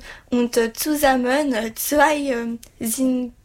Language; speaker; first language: German; non-native, learner; French